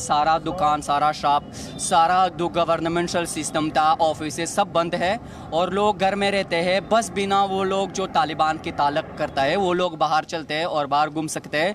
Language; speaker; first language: Hindi; non-native, fluent; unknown